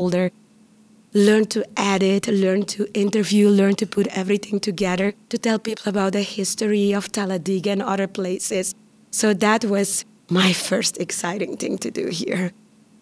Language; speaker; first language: English; non-native, fluent; Papiamento